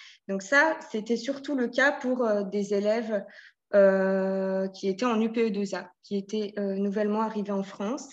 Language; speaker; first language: French; native; French